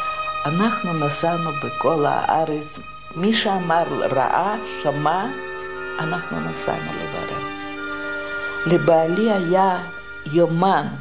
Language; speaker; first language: Hebrew; non-native, fluent; Russian